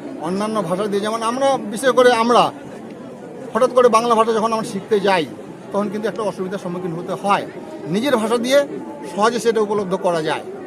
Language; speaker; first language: Bangla; non-native, local second language; Rangpuri